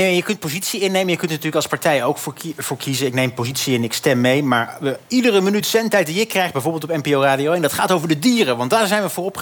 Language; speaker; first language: Dutch; native; Dutch